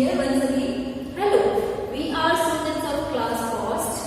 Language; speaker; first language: English; non-native, local second language; Hindi